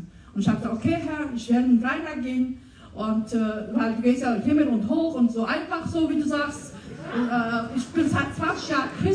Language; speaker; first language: German; non-native, learner; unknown